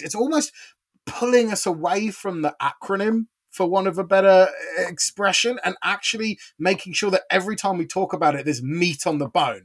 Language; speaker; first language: English; native; English